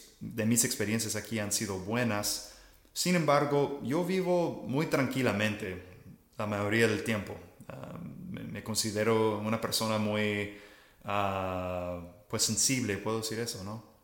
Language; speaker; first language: Spanish; non-native, fluent; English